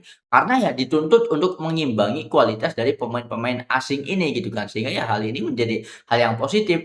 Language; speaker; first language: Indonesian; native; Indonesian